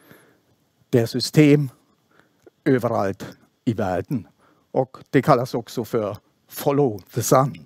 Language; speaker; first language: Swedish; non-native, fluent; German